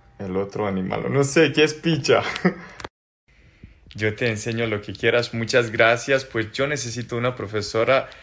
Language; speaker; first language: Spanish; non-native, learner; Serbian